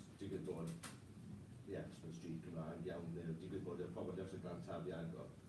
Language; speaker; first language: Welsh; non-native, local second language; English